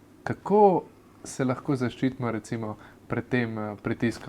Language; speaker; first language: Slovenian; native; Slovenian